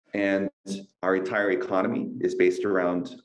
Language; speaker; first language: English; native; English